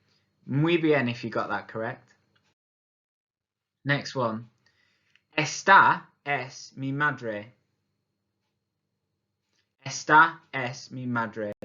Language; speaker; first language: Spanish; non-native, fluent; English